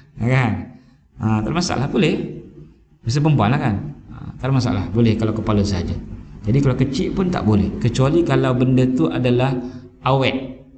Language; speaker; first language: Malay; native; Malay